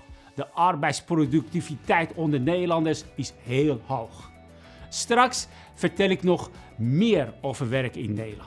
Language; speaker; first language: Dutch; non-native, fluent; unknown